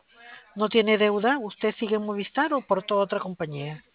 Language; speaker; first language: Spanish; native; Spanish